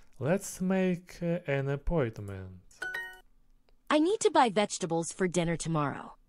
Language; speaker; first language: English; non-native, learner; Russian